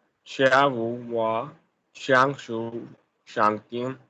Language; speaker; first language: Chinese; non-native, learner; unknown